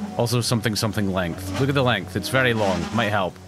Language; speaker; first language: English; native; English